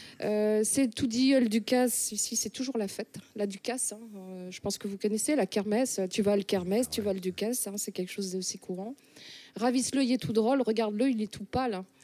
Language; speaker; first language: French; native; French